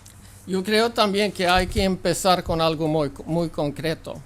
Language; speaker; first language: Spanish; non-native, fluent; Swedish